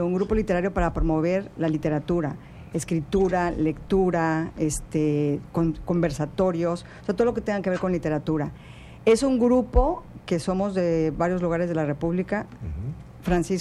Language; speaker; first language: Spanish; native; Spanish